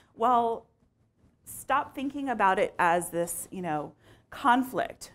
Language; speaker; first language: English; native; English